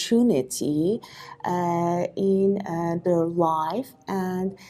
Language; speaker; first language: English; non-native, learner; Persian